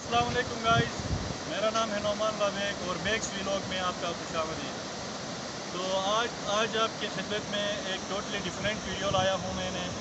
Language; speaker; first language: Urdu; non-native, local second language; Shina